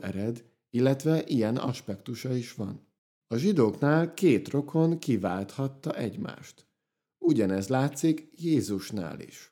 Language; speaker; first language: Hungarian; native; Hungarian